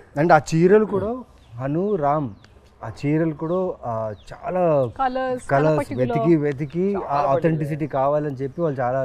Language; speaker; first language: Telugu; native; Telugu